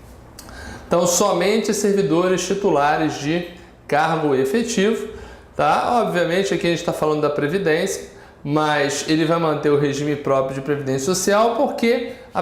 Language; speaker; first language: Portuguese; native; Portuguese